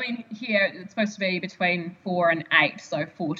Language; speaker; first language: English; native; English